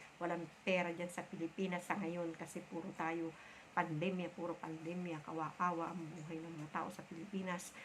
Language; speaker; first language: Filipino; non-native, local second language; Bikol